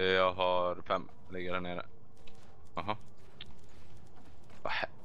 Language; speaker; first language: Swedish; native; Swedish